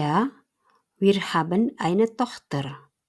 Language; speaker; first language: German; non-native, learner; Indonesian